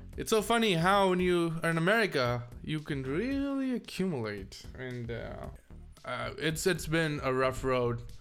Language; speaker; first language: English; non-native, local second language; Tamil